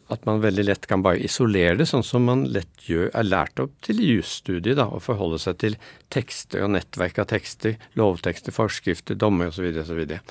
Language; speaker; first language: Norwegian; native; Norwegian